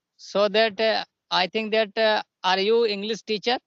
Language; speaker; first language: English; non-native, learner; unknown